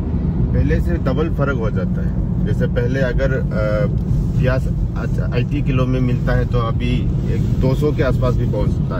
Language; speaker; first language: Hindi; non-native, local second language; Manipuri